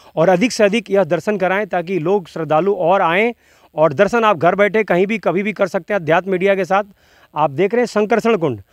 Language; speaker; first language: Hindi; native; Hindi